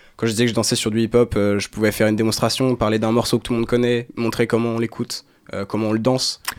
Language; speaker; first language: French; native; French